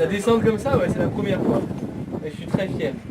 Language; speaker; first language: French; native; French